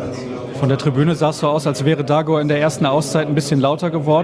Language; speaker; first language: German; native; German